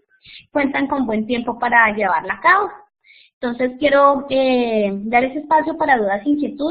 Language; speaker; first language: Spanish; native; Spanish